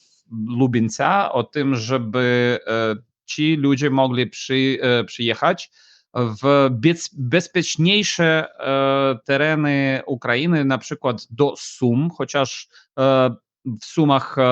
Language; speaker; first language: Polish; non-native, fluent; Ukrainian